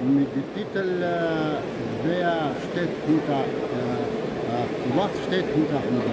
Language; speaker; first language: German; non-native, learner; Albanian